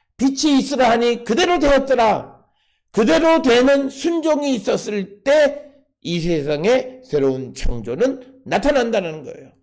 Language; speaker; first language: Korean; native; Korean